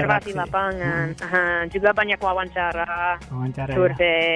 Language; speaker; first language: Indonesian; non-native, fluent; English